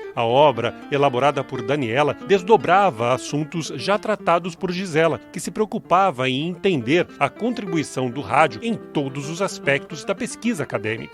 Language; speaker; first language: Portuguese; native; Portuguese